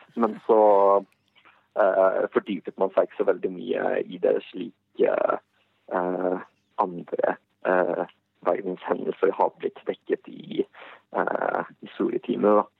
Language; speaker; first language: Norwegian; early bilingual, other home language; Bosnian